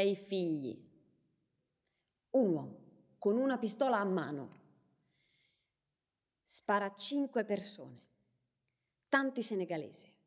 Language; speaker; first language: Italian; non-native, learner; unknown